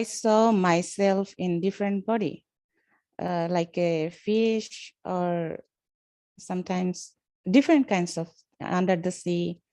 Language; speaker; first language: English; non-native, learner; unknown